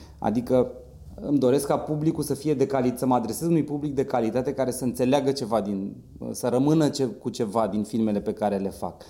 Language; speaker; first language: Romanian; native; Romanian